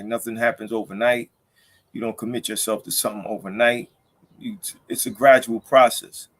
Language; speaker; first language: English; native; English